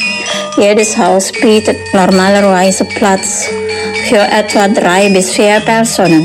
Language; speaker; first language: German; non-native, learner; Indonesian